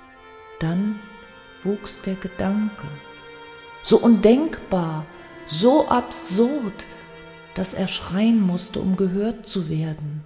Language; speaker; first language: German; native; German